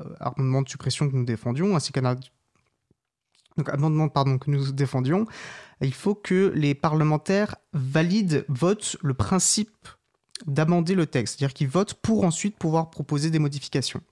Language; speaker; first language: French; native; French